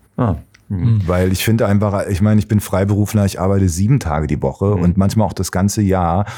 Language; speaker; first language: German; native; German